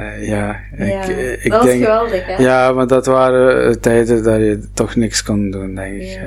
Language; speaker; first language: Dutch; non-native, local second language; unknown